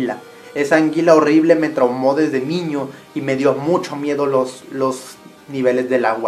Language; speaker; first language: Spanish; native; Spanish